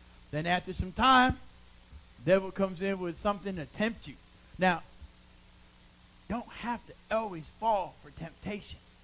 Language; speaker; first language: English; native; English